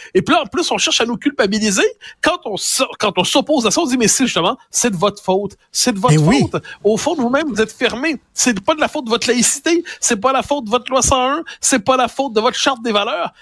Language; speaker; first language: French; native; French